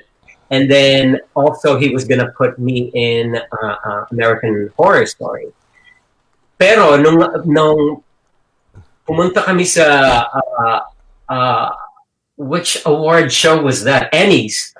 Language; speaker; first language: English; non-native, local second language; Filipino